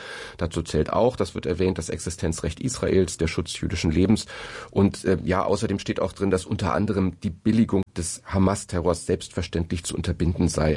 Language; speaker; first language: German; native; German